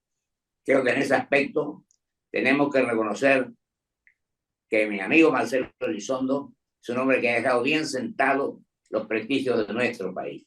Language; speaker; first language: Spanish; native; Spanish